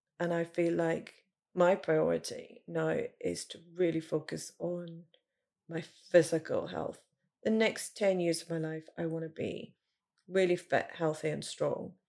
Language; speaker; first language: English; native; English